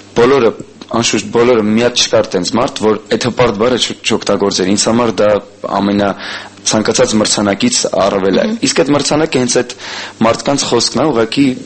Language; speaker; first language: Armenian; early bilingual, heritage; Armenian